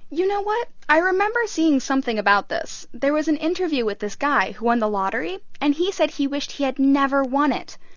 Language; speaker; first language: English; native; English